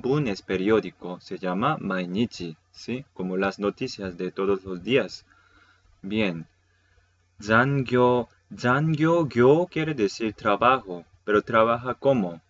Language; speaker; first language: Spanish; non-native, fluent; Korean